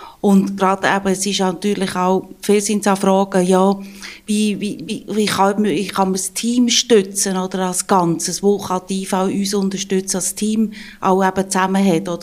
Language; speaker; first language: German; native; German